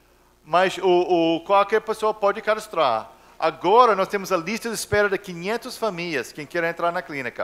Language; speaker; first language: Portuguese; non-native, fluent; English